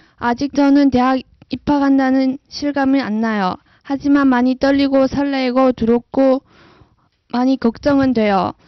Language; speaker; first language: Korean; non-native, fluent; Chinese